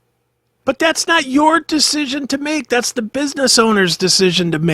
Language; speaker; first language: English; native; English